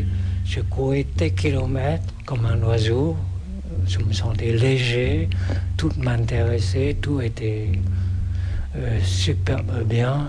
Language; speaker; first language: French; non-native, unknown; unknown